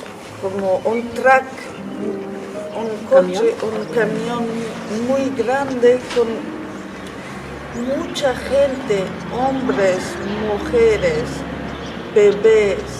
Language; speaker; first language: Spanish; non-native, fluent; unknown